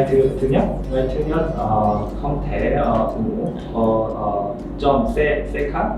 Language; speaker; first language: Vietnamese; non-native, learner; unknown